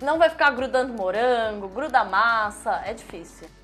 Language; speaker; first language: Portuguese; native; Portuguese